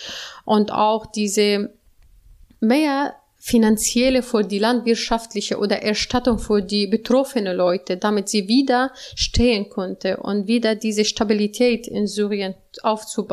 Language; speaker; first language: German; non-native, learner; Arabic